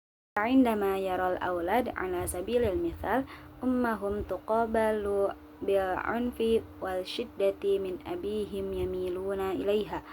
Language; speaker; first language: Arabic; non-native, learner; Indonesian